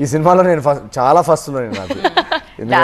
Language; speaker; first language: Telugu; native; Telugu